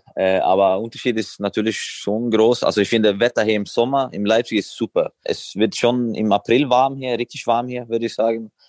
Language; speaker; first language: German; non-native, fluent; Swedish